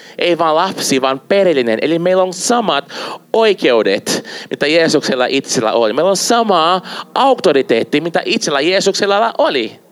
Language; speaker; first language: Finnish; non-native, fluent; Portuguese